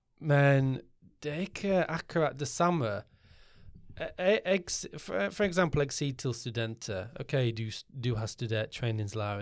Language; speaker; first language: Norwegian; non-native, learner; English